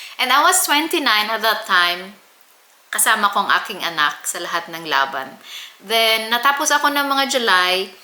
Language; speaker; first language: Filipino; native; Filipino